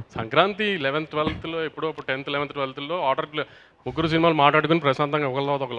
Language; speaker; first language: Telugu; native; Telugu